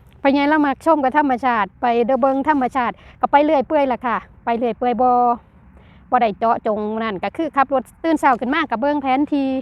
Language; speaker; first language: Thai; non-native, local second language; Lao